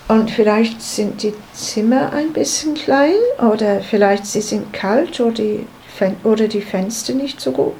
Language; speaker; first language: German; non-native, learner; English